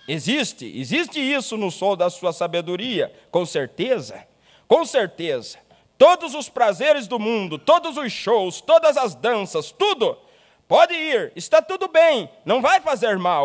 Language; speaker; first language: Portuguese; native; Portuguese